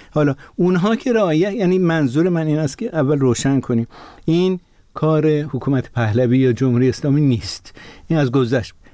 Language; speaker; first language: Persian; non-native, local second language; Azerbaijani